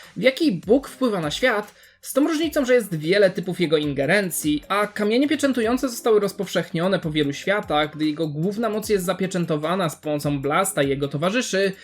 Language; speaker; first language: Polish; native; Polish